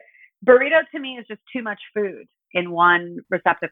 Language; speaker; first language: English; native; English